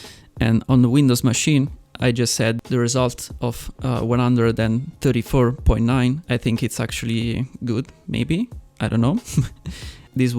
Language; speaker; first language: English; non-native, fluent; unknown